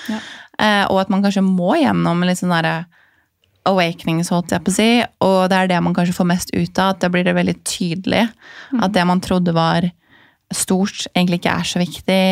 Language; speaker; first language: Norwegian; native; Norwegian